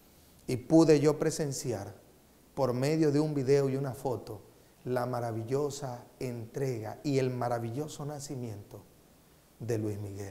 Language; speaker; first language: Spanish; native; Spanish